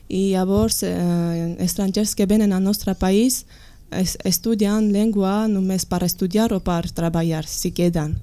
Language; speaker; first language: Catalan; non-native, learner; Armenian